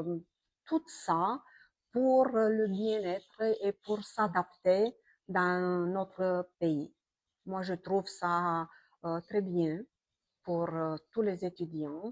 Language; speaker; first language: French; non-native, fluent; Romanian